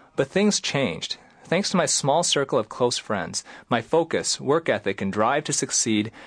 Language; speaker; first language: English; native; English